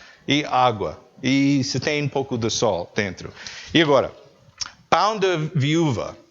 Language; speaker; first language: Portuguese; non-native, learner; English